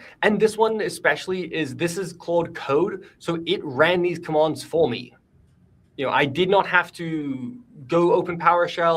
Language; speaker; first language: English; native; English